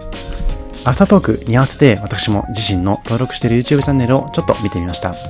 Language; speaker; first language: Japanese; native; Japanese